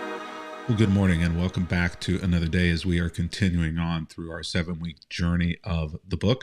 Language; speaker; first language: English; native; English